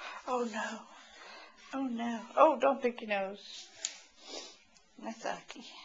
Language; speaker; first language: English; native; English